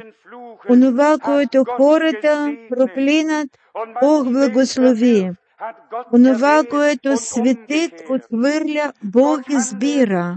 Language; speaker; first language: Bulgarian; non-native, fluent; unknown